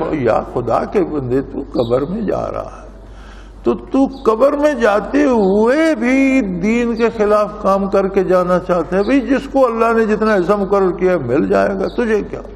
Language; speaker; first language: Urdu; non-native, local second language; Punjabi